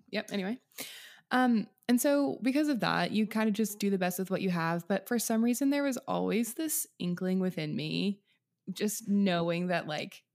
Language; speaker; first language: English; native; English